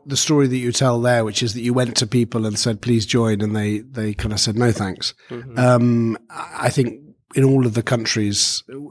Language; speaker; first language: English; native; English